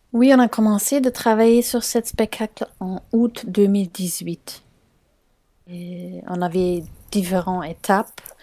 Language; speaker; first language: French; non-native, fluent; German